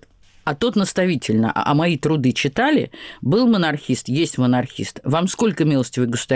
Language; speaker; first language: Russian; native; Russian